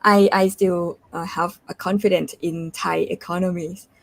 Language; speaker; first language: English; non-native, fluent; Thai